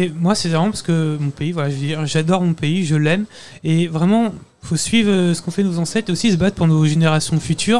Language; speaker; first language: French; native; French